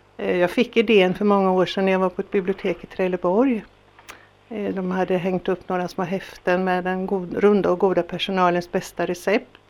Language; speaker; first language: Swedish; native; Swedish